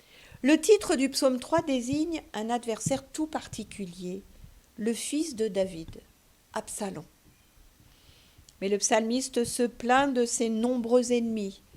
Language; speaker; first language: French; native; French